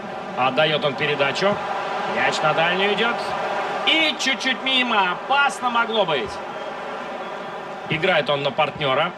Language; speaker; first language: Russian; native; Russian